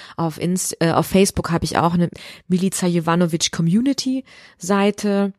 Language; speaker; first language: German; native; German